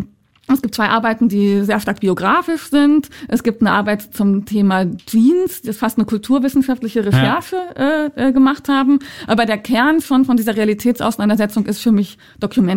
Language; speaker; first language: German; native; German